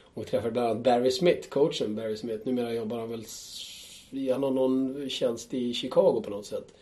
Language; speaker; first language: Swedish; native; Swedish